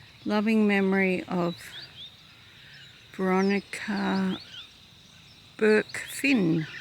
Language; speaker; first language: English; native; English